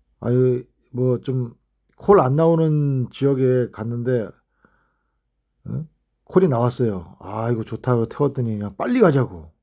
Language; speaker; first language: Korean; native; Korean